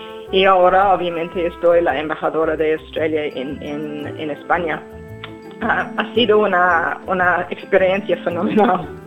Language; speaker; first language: Spanish; non-native, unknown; English